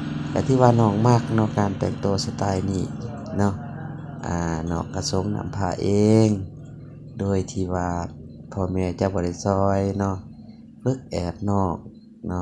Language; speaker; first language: Thai; non-native, local second language; Lao